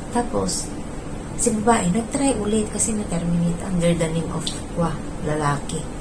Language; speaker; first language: Filipino; non-native, local second language; Iloko